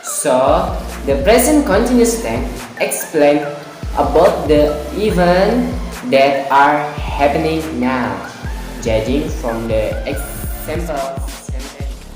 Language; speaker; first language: English; non-native, learner; Indonesian